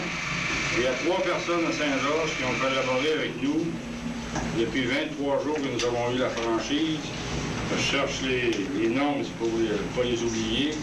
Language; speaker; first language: French; native; French